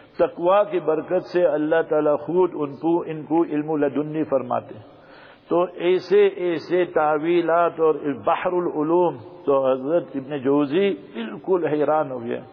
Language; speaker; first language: Urdu; early bilingual, heritage; Urdu